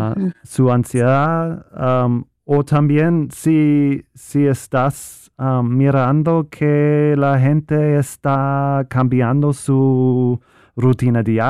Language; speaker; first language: Spanish; non-native, fluent; English